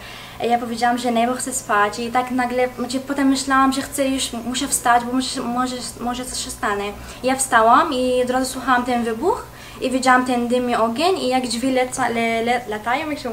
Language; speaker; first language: Polish; early bilingual, heritage; Arabic